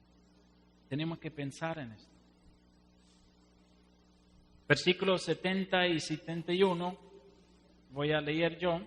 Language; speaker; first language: Spanish; non-native, fluent; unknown